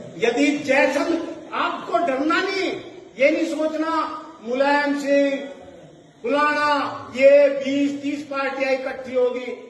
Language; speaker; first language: Hindi; native; Hindi